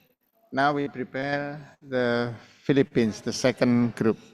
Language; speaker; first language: English; non-native, fluent; Indonesian